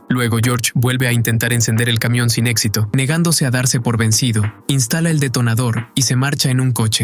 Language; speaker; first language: Spanish; native; Spanish